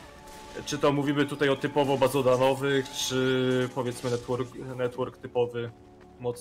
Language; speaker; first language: Polish; native; Polish